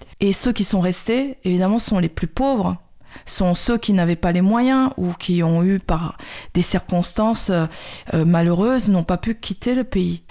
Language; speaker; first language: French; early bilingual, other home language; Khmer